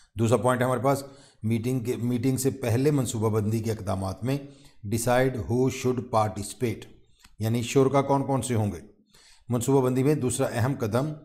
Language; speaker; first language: Urdu; non-native, local second language; Punjabi